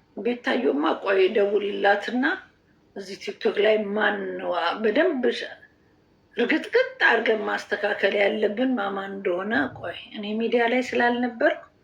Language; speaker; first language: Amharic; native; Amharic